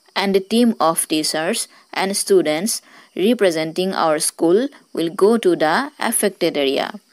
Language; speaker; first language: English; non-native, local second language; Assamese